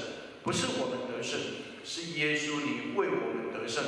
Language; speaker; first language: Chinese; native; Chinese